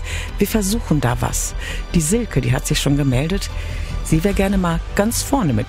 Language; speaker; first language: German; native; German